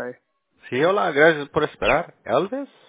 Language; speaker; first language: Spanish; early bilingual, heritage; Spanish